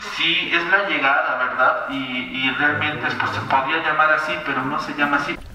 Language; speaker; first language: Spanish; native; Spanish